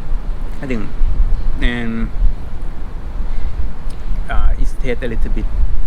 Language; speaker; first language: English; non-native, fluent; Thai